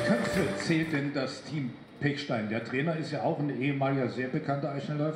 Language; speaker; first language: German; native; German